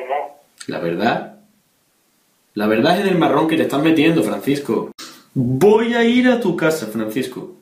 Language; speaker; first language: Spanish; native; Spanish